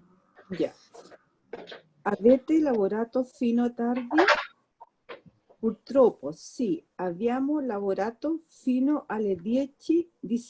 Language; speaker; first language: Italian; non-native, learner; Spanish